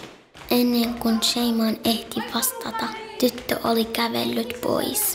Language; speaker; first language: Finnish; non-native, learner; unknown